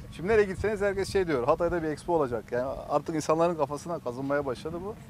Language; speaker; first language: Turkish; native; Turkish